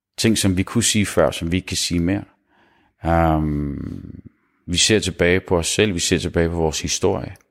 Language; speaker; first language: Danish; early bilingual, other home language; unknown